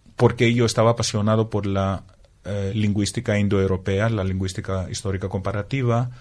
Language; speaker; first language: Spanish; non-native, fluent; Greek